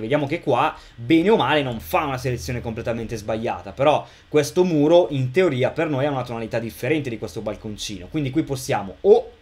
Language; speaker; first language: Italian; native; Italian